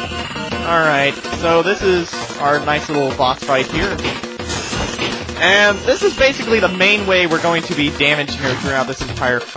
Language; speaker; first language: English; native; English